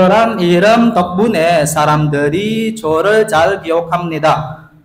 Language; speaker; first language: Korean; non-native, fluent; Indonesian